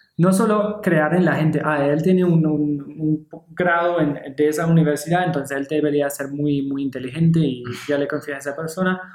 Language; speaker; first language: Spanish; non-native, fluent; English